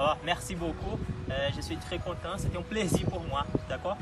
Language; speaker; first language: French; non-native, learner; Portuguese